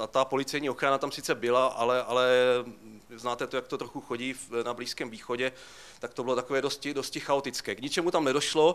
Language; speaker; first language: Czech; native; Czech